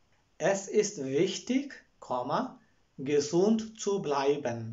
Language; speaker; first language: German; non-native, fluent; Malayalam